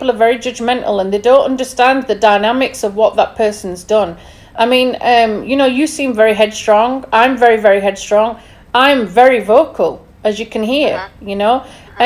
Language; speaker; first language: English; native; English